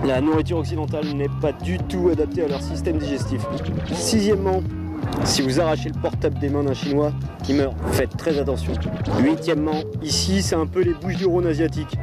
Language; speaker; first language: French; native; French